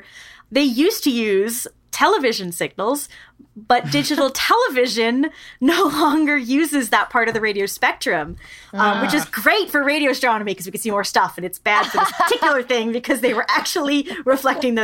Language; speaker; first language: English; native; English